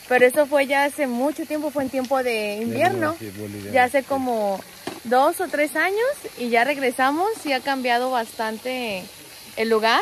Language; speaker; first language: Spanish; native; Spanish